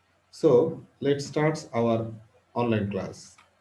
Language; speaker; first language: English; non-native, local second language; Bangla